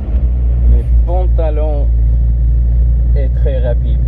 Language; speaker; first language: French; non-native, learner; English